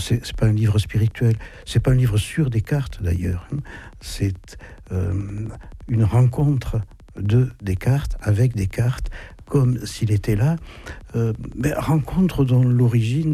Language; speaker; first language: French; native; French